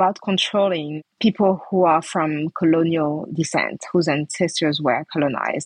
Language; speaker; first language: English; non-native, fluent; French